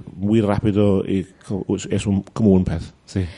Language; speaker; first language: Spanish; non-native, learner; English